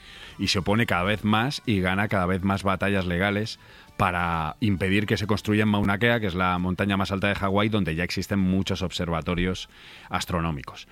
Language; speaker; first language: Spanish; native; Spanish